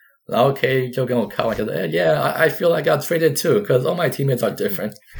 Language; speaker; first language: English; non-native, fluent; Chinese